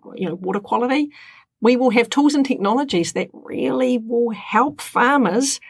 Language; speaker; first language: English; native; English